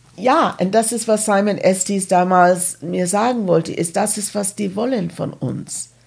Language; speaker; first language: German; non-native, fluent; English